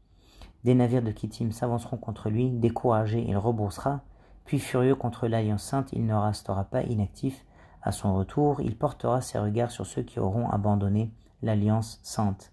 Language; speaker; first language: French; native; French